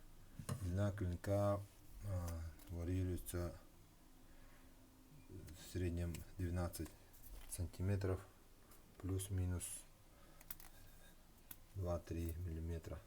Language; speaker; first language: Russian; native; Russian